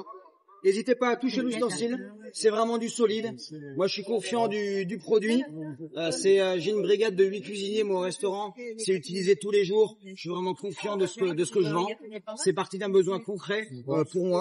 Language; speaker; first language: French; native; French